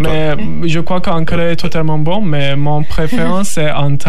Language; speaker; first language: French; non-native, learner; Turkish